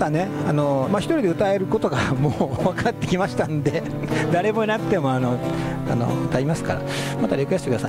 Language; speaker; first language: Japanese; native; Japanese